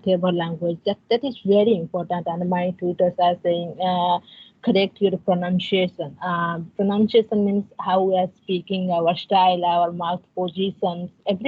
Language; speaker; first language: English; non-native, learner; Odia